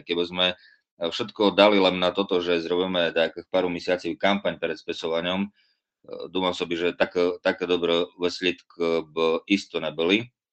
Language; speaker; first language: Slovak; non-native, local second language; Rusyn